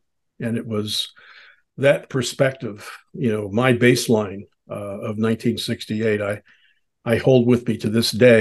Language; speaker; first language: English; native; English